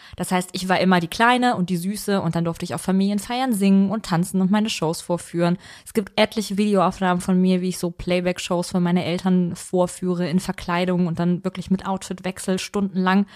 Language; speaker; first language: German; native; German